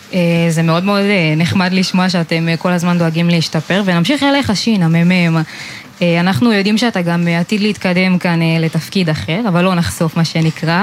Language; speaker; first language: Hebrew; native; Hebrew